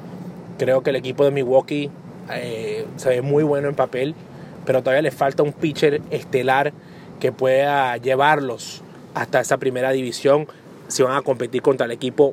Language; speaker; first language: Spanish; early bilingual, heritage; Spanish